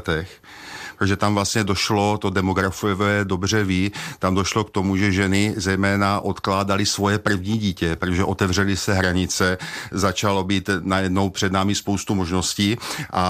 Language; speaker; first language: Czech; native; Czech